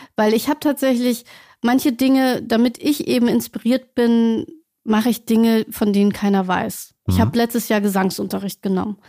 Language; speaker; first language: German; native; German